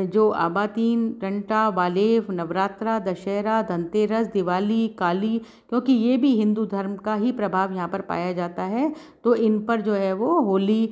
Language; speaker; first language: Hindi; native; Hindi